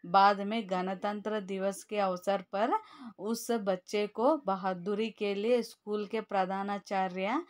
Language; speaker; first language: Hindi; non-native, local second language; Kannada